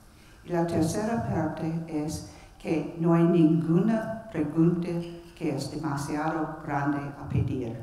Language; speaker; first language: Spanish; non-native, learner; English